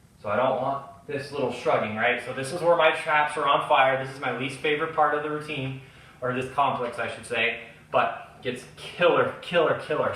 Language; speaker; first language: English; native; English